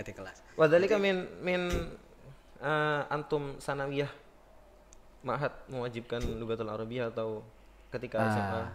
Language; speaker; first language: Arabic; non-native, learner; Indonesian